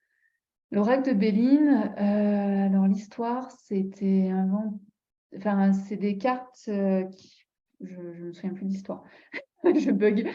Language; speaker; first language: French; native; French